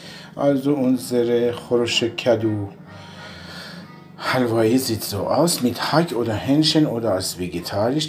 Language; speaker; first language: German; non-native, fluent; Persian